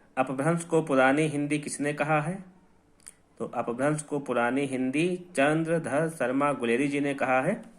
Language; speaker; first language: Hindi; native; Hindi